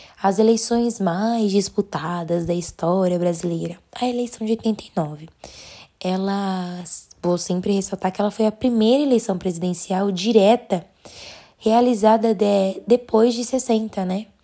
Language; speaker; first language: Portuguese; native; Portuguese